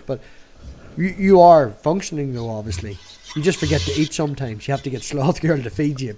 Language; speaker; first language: English; native; English